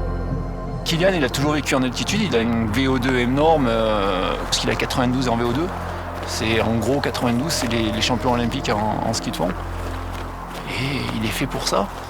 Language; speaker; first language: French; native; French